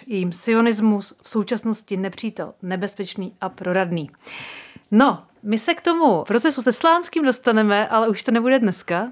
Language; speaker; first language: Czech; native; Czech